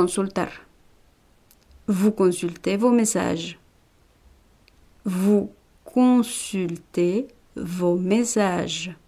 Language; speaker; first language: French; non-native, fluent; Spanish